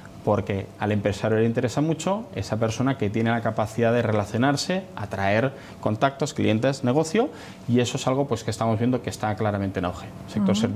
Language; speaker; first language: Spanish; native; Spanish